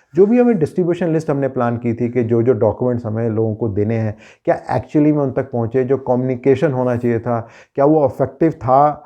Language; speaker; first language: Hindi; native; Hindi